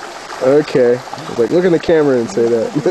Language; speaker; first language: English; native; English